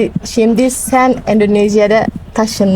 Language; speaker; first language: Turkish; non-native, learner; Indonesian